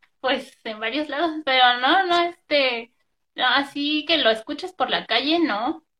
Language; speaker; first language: Spanish; native; Spanish